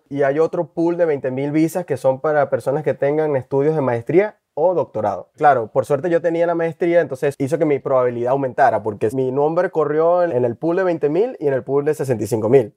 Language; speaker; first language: Spanish; native; Spanish